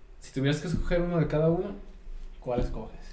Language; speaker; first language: Spanish; native; Spanish